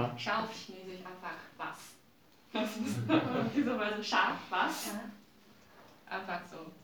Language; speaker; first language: German; non-native, learner; Chinese